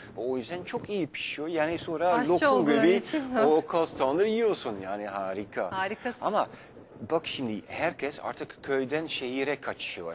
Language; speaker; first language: Turkish; non-native, fluent; Dutch